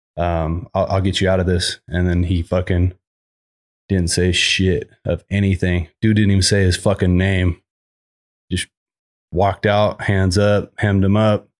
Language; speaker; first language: English; native; English